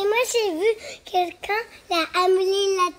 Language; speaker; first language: French; early bilingual, heritage; French